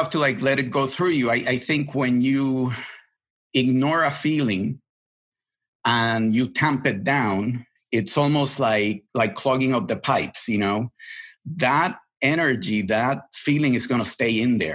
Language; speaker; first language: English; non-native, fluent; Spanish